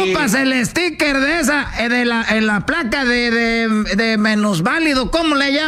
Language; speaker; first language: Spanish; native; Spanish